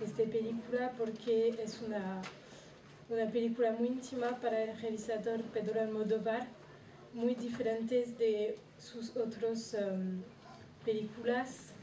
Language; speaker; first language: Spanish; non-native, learner; French